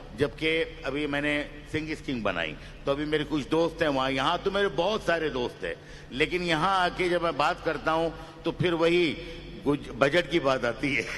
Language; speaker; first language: Hindi; native; Hindi